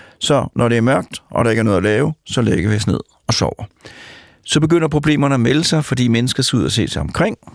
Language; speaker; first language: Danish; native; Danish